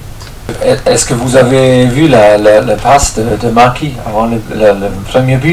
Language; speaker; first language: French; non-native, fluent; German